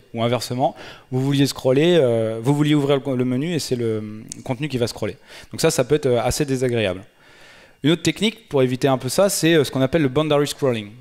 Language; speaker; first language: French; native; French